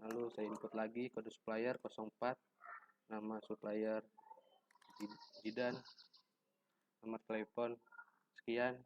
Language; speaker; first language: Indonesian; native; Indonesian